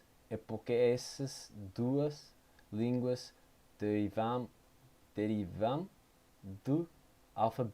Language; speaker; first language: Portuguese; non-native, learner; English